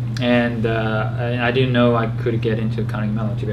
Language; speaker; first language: English; non-native, fluent; Korean